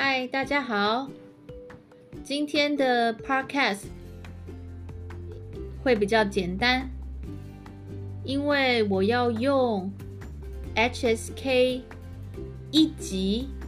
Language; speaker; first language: Chinese; early bilingual, heritage; Chinese